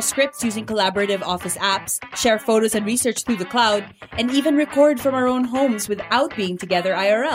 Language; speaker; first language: English; non-native, local second language; Filipino